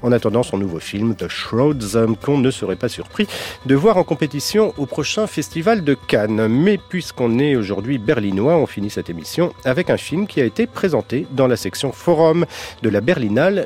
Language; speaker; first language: French; native; French